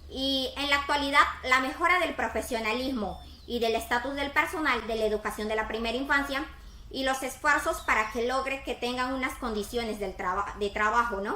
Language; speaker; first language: Spanish; native; Spanish